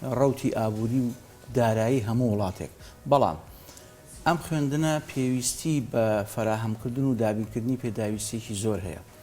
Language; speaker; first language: Central Kurdish; native; Central Kurdish